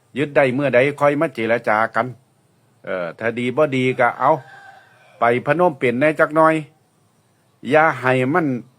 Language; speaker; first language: Thai; native; Thai